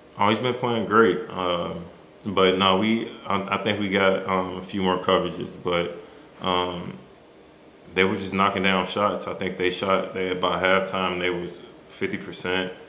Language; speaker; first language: English; native; English